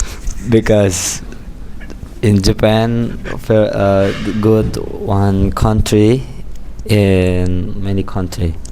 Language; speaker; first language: English; non-native, learner; Indonesian